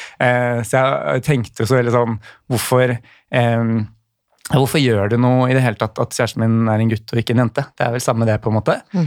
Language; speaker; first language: Norwegian; native; Norwegian